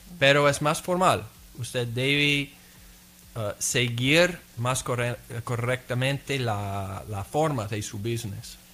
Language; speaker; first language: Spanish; non-native, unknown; English